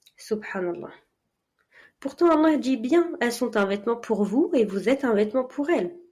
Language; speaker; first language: French; early bilingual, other home language; Arabic